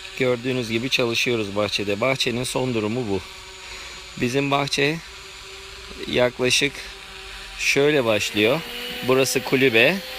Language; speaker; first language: Turkish; early bilingual, heritage; Turkish